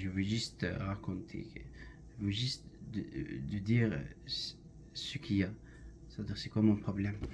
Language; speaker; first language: French; non-native, learner; Arabic